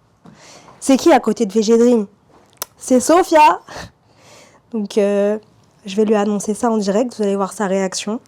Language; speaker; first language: French; native; French